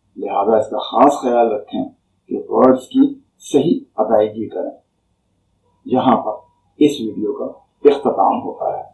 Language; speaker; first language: Urdu; native; Urdu